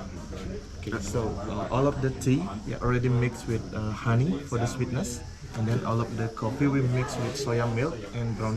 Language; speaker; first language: English; non-native, local second language; Indonesian